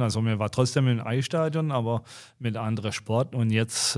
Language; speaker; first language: German; non-native, fluent; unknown